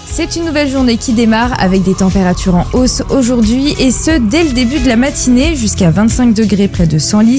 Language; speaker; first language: French; native; French